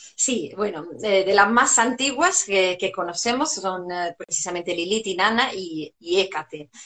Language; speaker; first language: Spanish; non-native, fluent; Italian